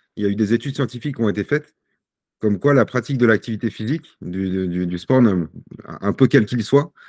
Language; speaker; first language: French; native; French